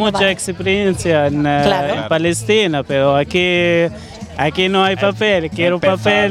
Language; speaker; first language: Spanish; non-native, learner; Arabic